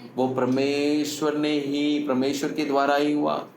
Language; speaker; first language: Hindi; non-native, local second language; Tamil